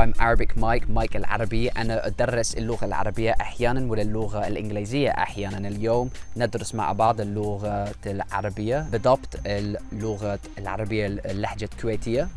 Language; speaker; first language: Arabic; non-native, fluent; English